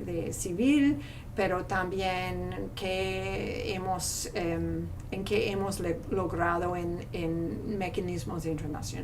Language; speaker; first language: Spanish; non-native, fluent; English